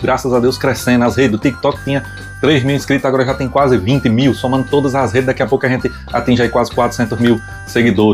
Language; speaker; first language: Portuguese; native; Portuguese